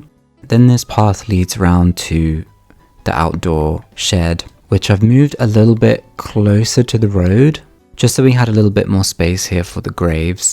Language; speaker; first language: English; native; English